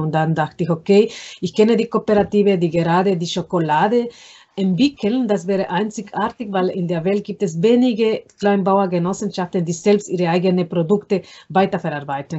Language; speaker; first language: German; non-native, fluent; Spanish